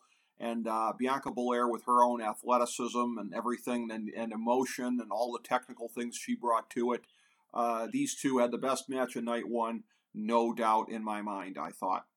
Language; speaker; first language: English; native; English